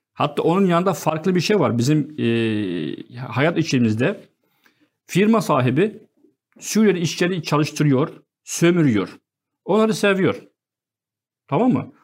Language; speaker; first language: Turkish; non-native, fluent; Arabic